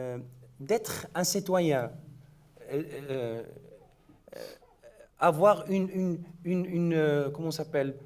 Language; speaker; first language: French; non-native, learner; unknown